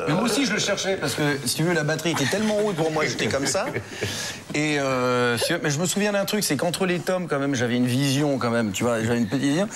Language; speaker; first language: French; native; French